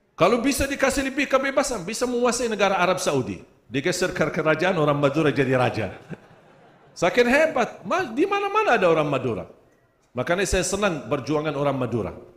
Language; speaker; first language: Malay; non-native, fluent; Arabic